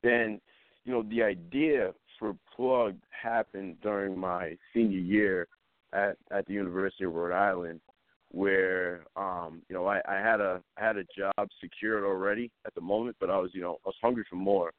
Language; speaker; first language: English; native; English